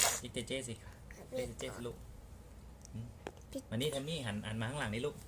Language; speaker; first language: Thai; native; Thai